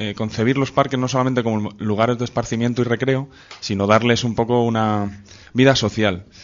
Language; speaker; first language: Spanish; native; Spanish